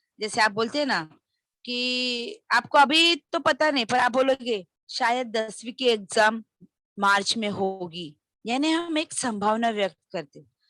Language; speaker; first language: Hindi; non-native, local second language; Marathi